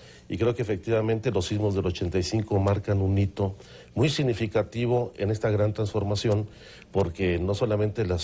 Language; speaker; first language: Spanish; native; Spanish